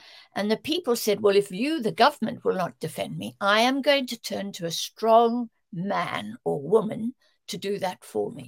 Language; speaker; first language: English; native; English